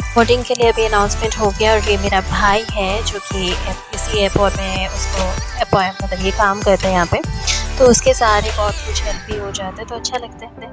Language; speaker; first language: Hindi; non-native, local second language; Bangla